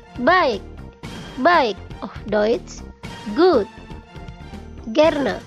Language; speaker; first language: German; non-native, fluent; Indonesian